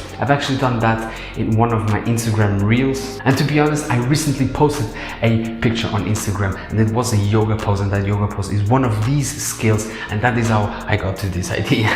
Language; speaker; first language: English; non-native, fluent; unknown